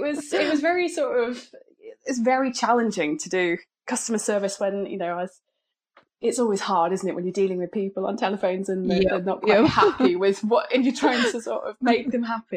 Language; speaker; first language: English; native; English